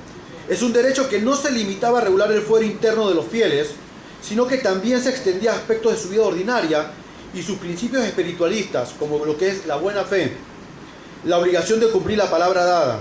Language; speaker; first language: Spanish; native; Spanish